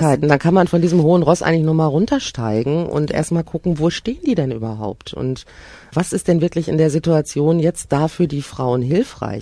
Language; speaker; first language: German; native; German